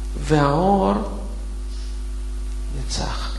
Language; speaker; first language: Hebrew; non-native, fluent; Russian